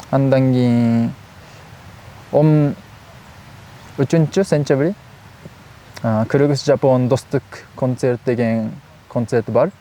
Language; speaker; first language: Kyrgyz; non-native, learner; Japanese